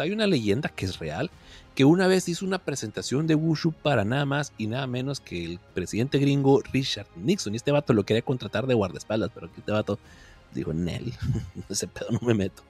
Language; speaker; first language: Spanish; native; Spanish